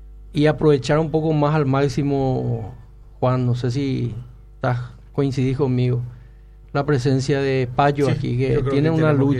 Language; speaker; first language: Spanish; native; Spanish